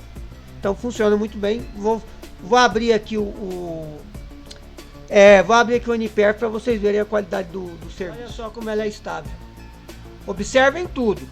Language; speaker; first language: Portuguese; native; Portuguese